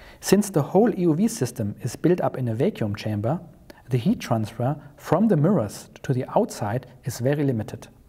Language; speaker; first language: English; non-native, fluent; German